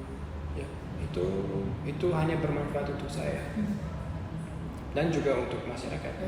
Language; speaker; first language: Indonesian; non-native, learner; Uzbek